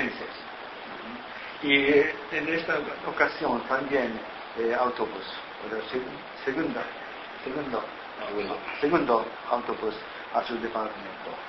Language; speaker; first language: Spanish; non-native, learner; Japanese